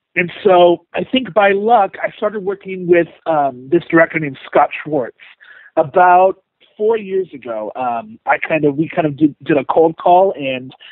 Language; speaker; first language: English; native; English